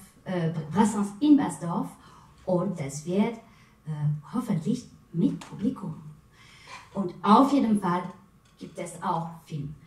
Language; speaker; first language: German; non-native, fluent; French